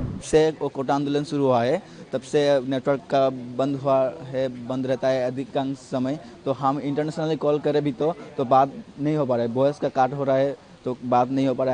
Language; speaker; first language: Hindi; non-native, fluent; Bangla